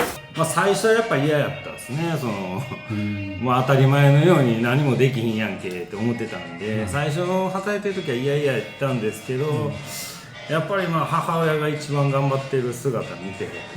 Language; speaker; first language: Japanese; native; Japanese